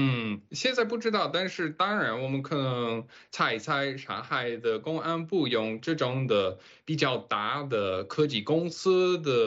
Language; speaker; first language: Chinese; non-native, fluent; English